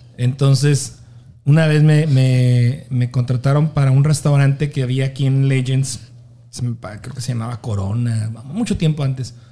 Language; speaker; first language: Spanish; native; Spanish